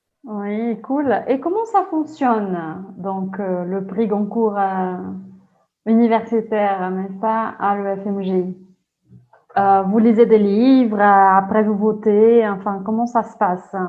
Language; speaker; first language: French; non-native, fluent; Portuguese